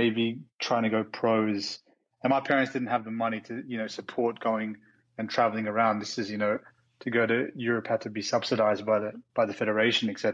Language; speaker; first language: English; native; English